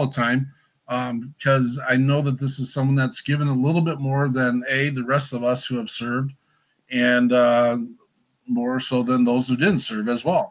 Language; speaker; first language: English; native; English